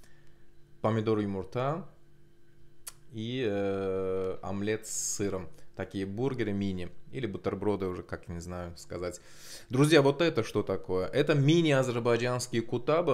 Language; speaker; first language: Russian; non-native, local second language; Azerbaijani